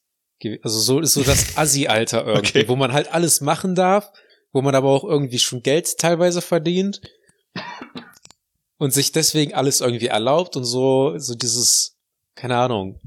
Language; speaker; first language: German; native; German